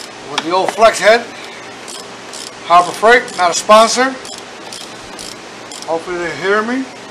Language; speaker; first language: English; non-native, fluent; Spanish